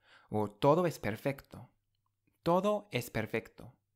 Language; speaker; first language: Spanish; non-native, fluent; English